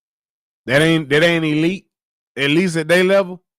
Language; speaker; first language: English; native; English